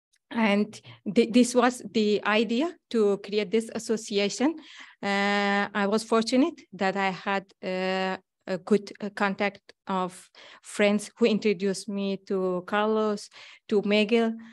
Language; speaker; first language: English; non-native, fluent; Persian